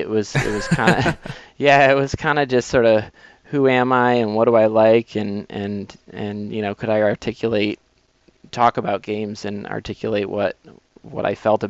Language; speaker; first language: English; native; English